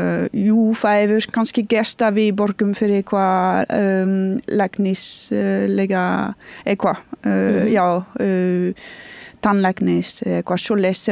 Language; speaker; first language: Icelandic; non-native, learner; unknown